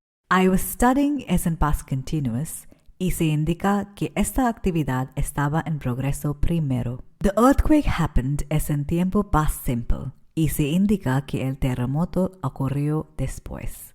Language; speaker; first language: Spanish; non-native, fluent; English